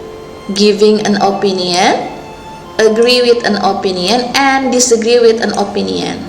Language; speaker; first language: English; non-native, local second language; Indonesian